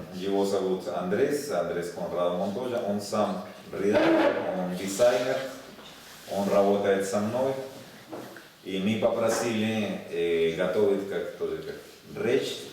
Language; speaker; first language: Russian; non-native, learner; Spanish